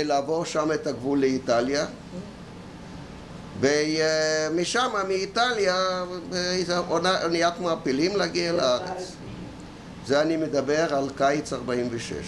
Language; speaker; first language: Hebrew; early bilingual, other home language; Yiddish